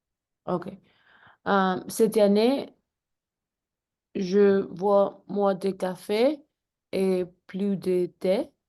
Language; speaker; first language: French; non-native, learner; Spanish